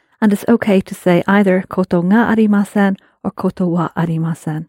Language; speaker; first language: Japanese; non-native, fluent; English